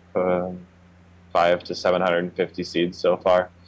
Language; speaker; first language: English; native; English